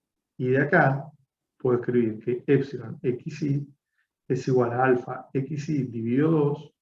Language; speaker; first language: Spanish; native; Spanish